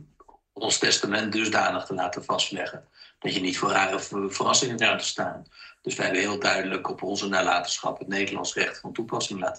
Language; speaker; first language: Dutch; native; Dutch